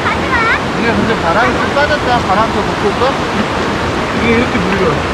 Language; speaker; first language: Korean; native; Korean